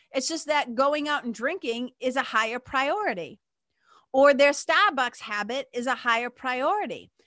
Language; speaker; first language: English; native; English